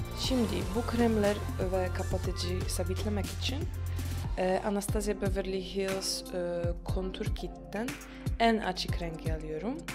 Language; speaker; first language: Turkish; non-native, fluent; Russian